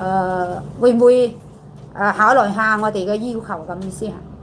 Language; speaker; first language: Cantonese; non-native, learner; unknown